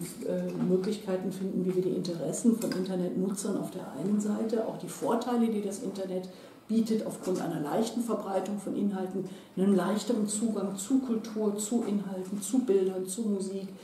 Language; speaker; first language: German; native; German